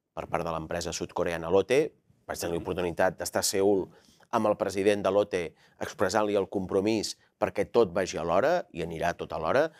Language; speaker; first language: Catalan; native; Catalan